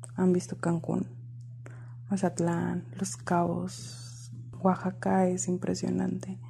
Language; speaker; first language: Spanish; native; Spanish